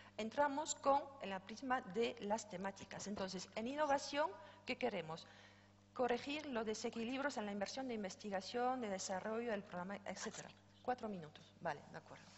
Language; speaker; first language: Spanish; non-native, fluent; French